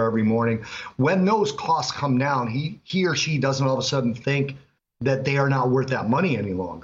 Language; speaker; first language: English; native; English